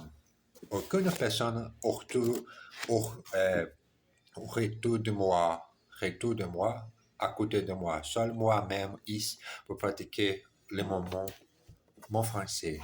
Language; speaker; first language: French; non-native, learner; German